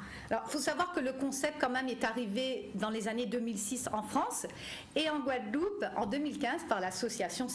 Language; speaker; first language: French; native; French